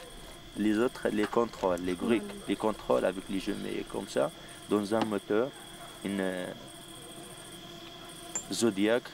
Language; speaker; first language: French; non-native, local second language; Arabic